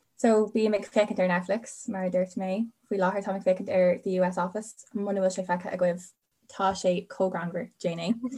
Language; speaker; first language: Irish; non-native, local second language; English